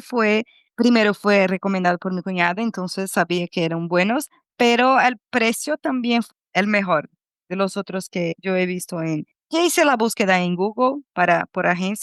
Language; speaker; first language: Spanish; non-native, fluent; Portuguese